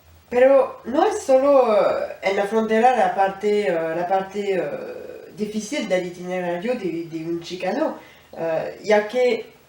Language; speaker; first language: Spanish; non-native, learner; French